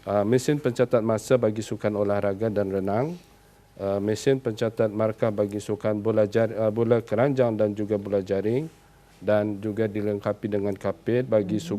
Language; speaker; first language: Malay; native; Malay